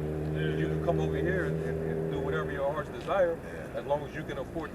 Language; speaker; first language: English; native; English